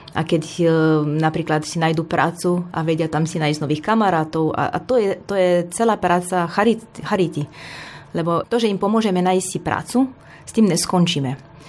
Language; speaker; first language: Slovak; non-native, fluent; Romanian